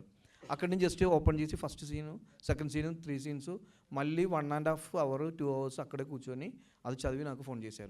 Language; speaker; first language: Telugu; non-native, fluent; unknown